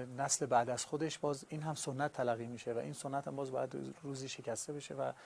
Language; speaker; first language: Persian; non-native, local second language; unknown